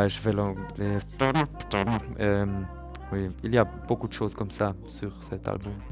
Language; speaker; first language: French; non-native, learner; German